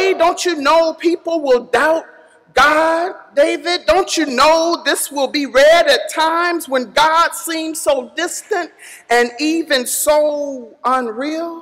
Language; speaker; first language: English; native; English